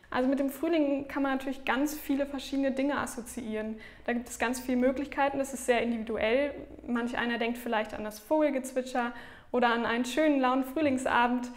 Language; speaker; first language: German; native; German